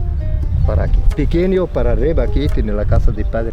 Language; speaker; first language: Spanish; non-native, learner; Arabic